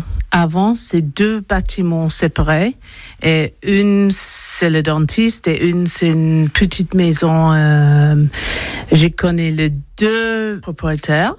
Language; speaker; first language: French; non-native, learner; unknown